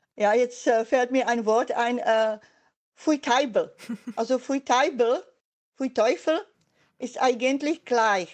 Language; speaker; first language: German; non-native, fluent; Czech